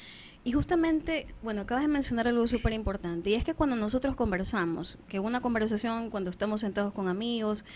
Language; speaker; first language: Spanish; native; Spanish